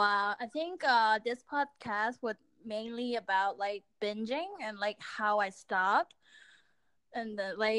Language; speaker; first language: English; non-native, local second language; Cantonese